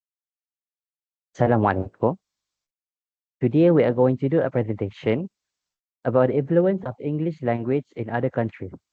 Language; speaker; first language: English; non-native, local second language; Malay